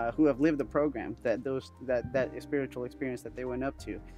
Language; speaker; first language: English; early bilingual, other home language; Spanish